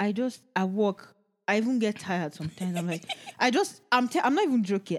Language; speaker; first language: English; non-native, local second language; Yoruba